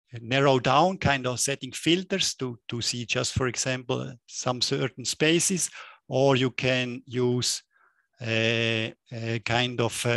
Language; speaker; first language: English; non-native, fluent; German